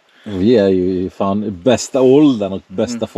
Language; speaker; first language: Swedish; native; Swedish